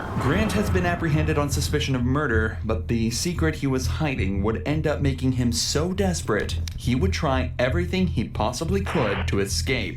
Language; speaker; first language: English; native; English